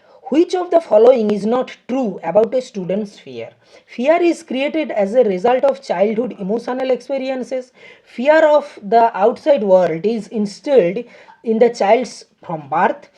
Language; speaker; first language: English; non-native, local second language; Bangla